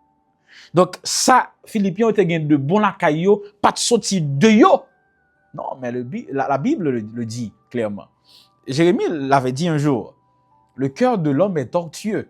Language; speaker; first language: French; non-native, local second language; Haitian Creole